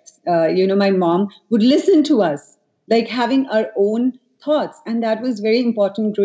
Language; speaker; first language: English; non-native, local second language; Hindi